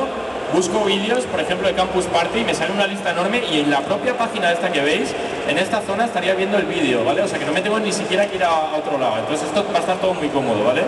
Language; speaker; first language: Spanish; native; Spanish